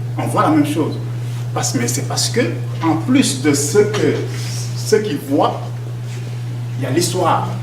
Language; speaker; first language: French; non-native, local second language; Wolof